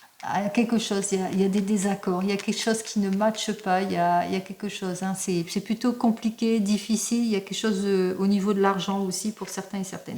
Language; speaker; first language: French; native; French